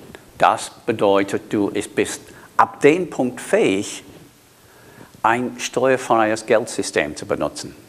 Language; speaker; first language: German; non-native, fluent; English